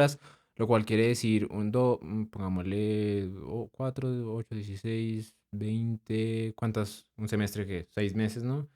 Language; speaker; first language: Spanish; native; Spanish